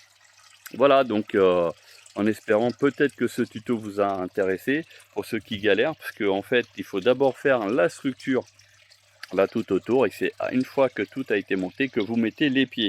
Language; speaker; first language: French; native; French